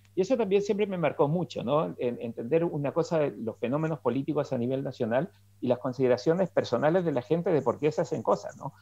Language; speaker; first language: Spanish; native; Spanish